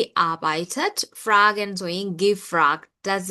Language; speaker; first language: German; non-native, fluent; Burmese